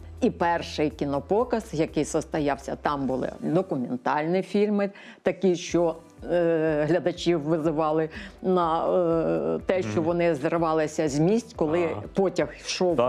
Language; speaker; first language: Ukrainian; native; Ukrainian